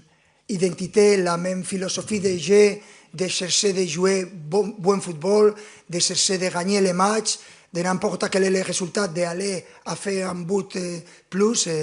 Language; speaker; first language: French; non-native, fluent; Spanish